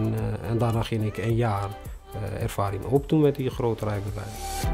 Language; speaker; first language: Dutch; non-native, fluent; Tigrinya